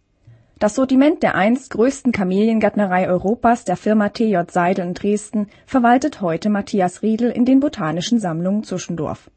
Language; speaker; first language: German; native; German